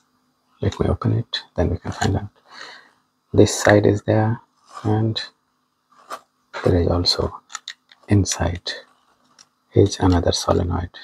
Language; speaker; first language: English; non-native, fluent; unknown